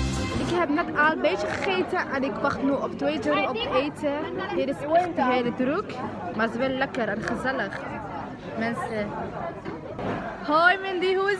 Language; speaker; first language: Dutch; non-native, learner; Somali